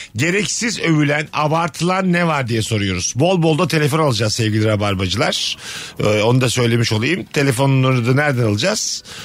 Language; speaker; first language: Turkish; native; Turkish